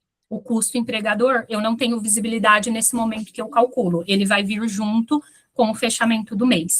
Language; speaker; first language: Portuguese; native; Portuguese